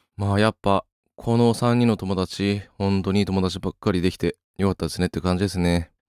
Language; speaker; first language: Japanese; native; Japanese